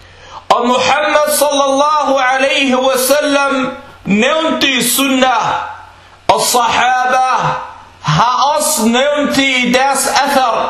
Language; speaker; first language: Danish; non-native, fluent; Arabic